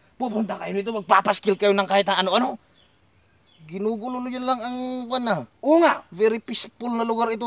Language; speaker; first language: Filipino; non-native, local second language; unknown